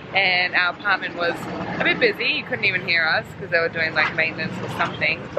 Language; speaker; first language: English; native; English